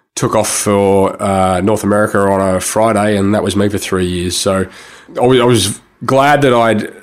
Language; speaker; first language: English; native; English